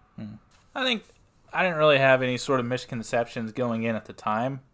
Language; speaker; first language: English; native; English